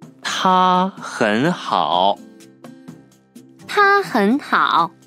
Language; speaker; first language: Chinese; non-native, fluent; Korean